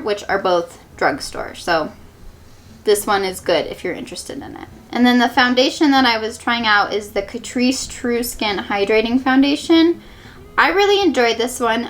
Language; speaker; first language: English; native; English